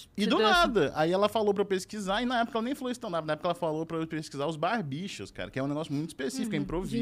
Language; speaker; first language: Portuguese; native; Portuguese